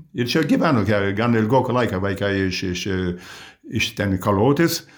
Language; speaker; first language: Lithuanian; early bilingual, heritage; Lithuanian